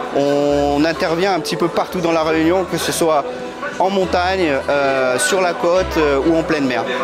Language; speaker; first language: French; native; French